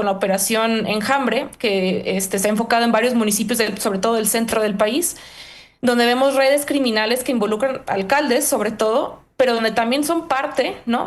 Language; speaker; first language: Spanish; native; Spanish